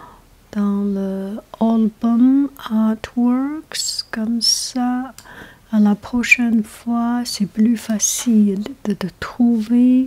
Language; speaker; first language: French; non-native, learner; Chinese